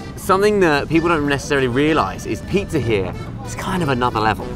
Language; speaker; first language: English; native; English